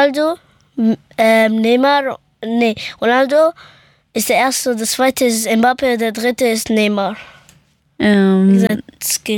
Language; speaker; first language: German; early bilingual, other home language; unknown